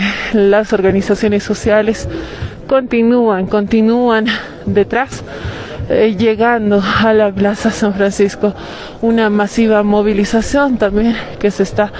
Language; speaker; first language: Spanish; native; Spanish